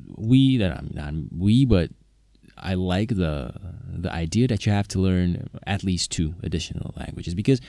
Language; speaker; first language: English; non-native, fluent; Slovak